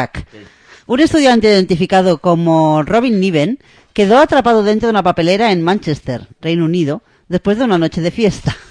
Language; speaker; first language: Spanish; native; Spanish